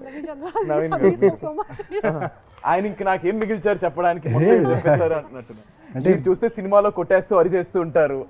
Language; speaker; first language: Telugu; native; Telugu